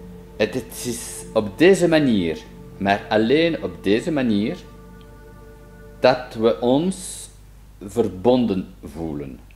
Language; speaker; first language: Dutch; non-native, fluent; French